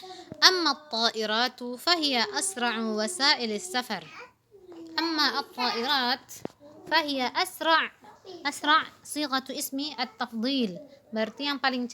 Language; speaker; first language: Arabic; non-native, fluent; Indonesian